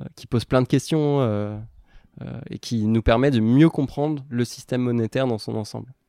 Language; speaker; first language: French; native; French